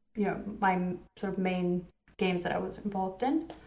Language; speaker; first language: English; native; English